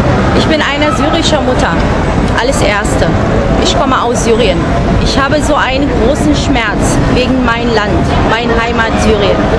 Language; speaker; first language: German; non-native, fluent; Arabic